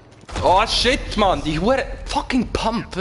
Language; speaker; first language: German; native; German